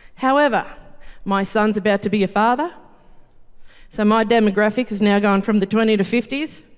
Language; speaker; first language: English; native; English